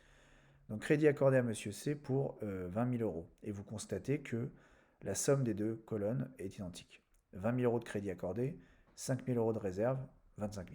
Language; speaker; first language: French; native; French